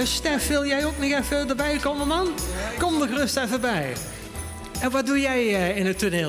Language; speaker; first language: Dutch; native; Dutch